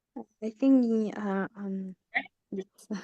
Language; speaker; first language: English; non-native, learner; Spanish